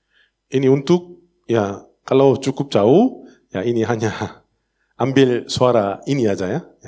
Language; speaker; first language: Indonesian; non-native, learner; Korean